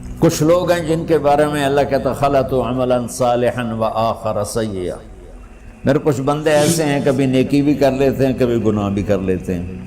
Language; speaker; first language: Urdu; non-native, local second language; Punjabi